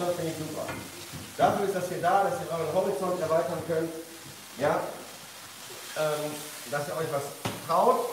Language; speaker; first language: German; native; German